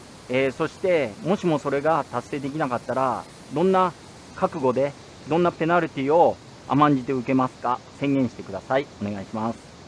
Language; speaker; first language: Japanese; native; Japanese